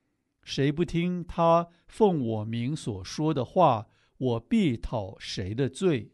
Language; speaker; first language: Chinese; native; Chinese